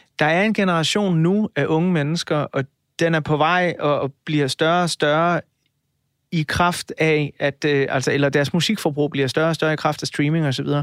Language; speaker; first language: Danish; native; Danish